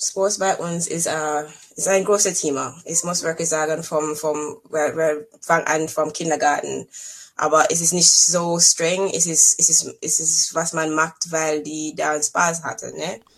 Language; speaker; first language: German; non-native, fluent; English